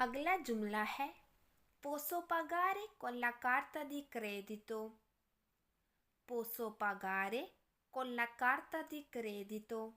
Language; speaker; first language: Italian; non-native, learner; Urdu